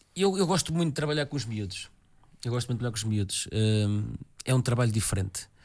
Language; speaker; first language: Portuguese; native; Portuguese